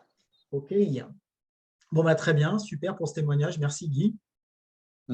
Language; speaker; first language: French; native; French